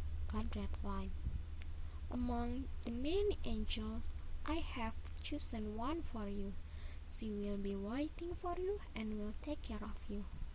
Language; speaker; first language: English; non-native, learner; Indonesian